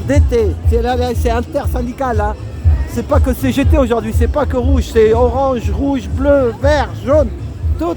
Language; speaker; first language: French; native; French